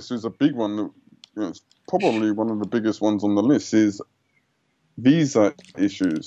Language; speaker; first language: English; native; English